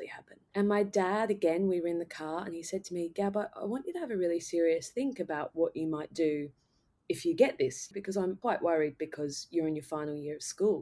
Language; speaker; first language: English; native; English